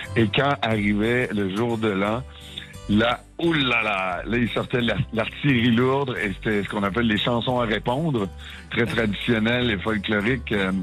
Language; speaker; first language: French; native; French